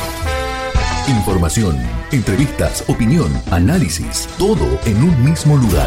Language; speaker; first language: Spanish; native; Spanish